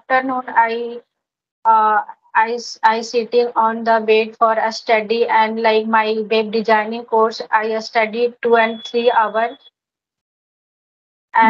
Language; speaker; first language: English; non-native, learner; Hindi